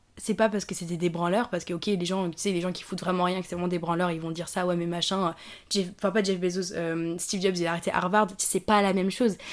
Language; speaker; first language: French; native; French